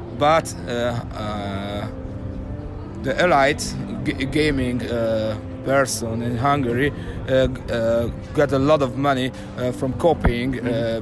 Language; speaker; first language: English; non-native, learner; Hungarian